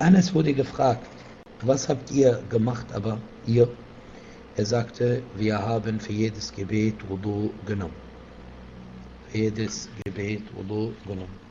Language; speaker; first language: German; non-native, fluent; Arabic